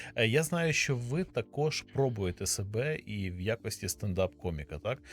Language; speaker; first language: Ukrainian; native; Ukrainian